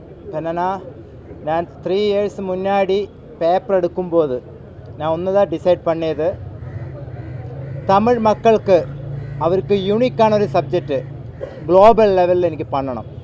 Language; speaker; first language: Tamil; non-native, local second language; Malayalam